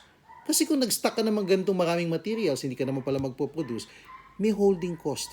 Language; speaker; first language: Filipino; native; Filipino